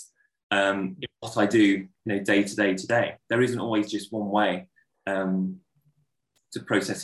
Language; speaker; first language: English; native; English